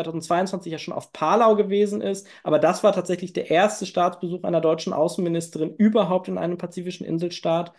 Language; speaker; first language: German; native; German